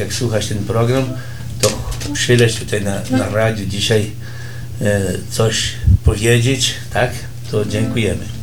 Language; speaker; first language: Polish; early bilingual, heritage; Portuguese